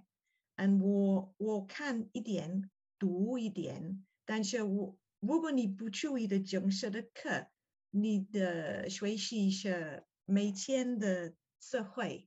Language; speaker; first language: Chinese; non-native, learner; English